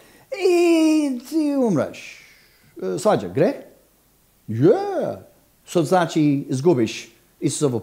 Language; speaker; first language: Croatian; non-native, fluent; English